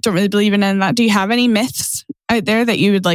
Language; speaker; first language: English; native; English